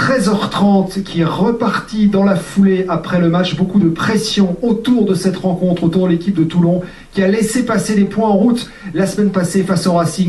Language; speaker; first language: French; native; French